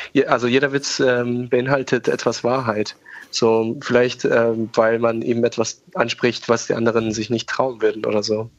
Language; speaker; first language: German; non-native, fluent; Persian